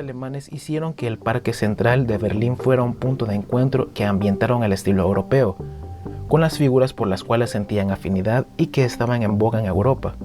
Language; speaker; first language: Spanish; native; Spanish